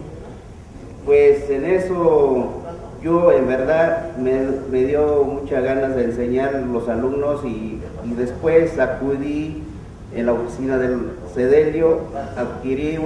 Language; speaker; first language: Spanish; non-native, local second language; Mixtepec Mixtec